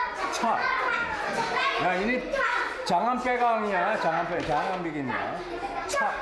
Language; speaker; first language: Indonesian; non-native, learner; Korean